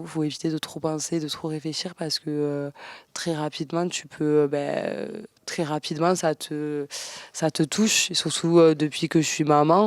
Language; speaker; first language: French; native; French